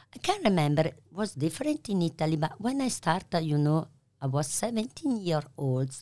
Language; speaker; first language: English; non-native, learner; Italian